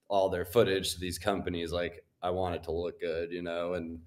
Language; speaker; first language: English; native; English